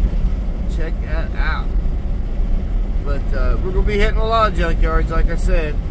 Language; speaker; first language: English; native; English